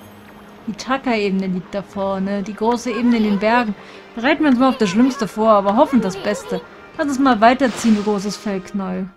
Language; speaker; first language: German; native; German